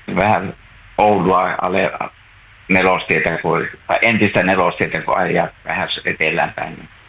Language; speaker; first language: Finnish; native; Finnish